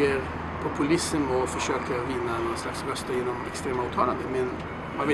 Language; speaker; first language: Swedish; non-native, fluent; Hebrew